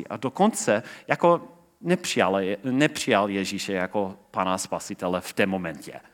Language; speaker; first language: Czech; non-native, fluent; English